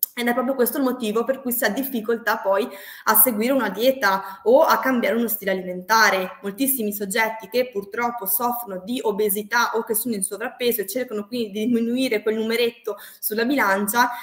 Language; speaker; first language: Italian; native; Italian